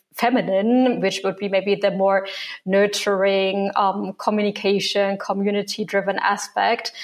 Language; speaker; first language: English; non-native, fluent; German